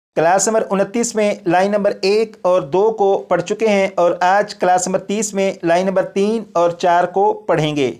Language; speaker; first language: Urdu; native; Urdu